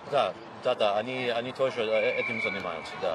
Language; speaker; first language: Russian; non-native, fluent; English